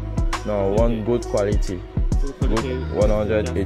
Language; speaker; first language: English; non-native, learner; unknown